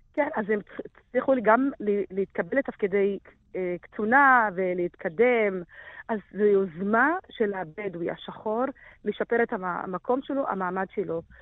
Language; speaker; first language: Hebrew; non-native, local second language; Arabic